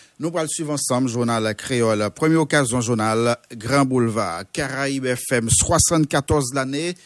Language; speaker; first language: French; non-native, local second language; Haitian Creole